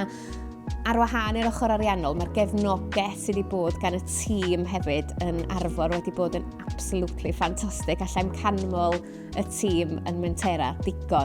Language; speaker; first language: Welsh; native; Welsh